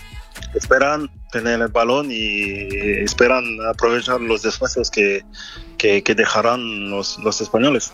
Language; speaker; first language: Spanish; non-native, fluent; French